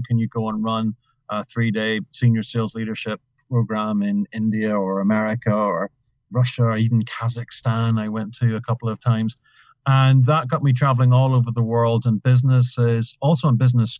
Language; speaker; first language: English; native; English